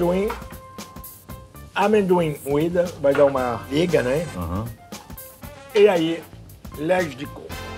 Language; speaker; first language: Portuguese; non-native, fluent; French